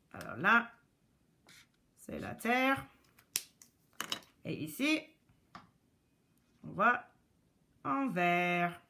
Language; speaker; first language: French; non-native, local second language; English